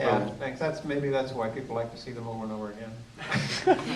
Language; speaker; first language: English; native; English